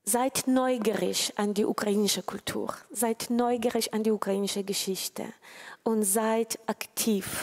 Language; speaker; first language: German; non-native, fluent; Ukrainian